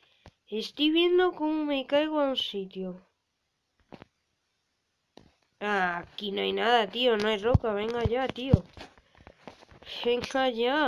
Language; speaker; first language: Spanish; native; Spanish